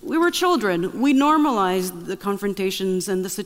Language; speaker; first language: English; non-native, fluent; Arabic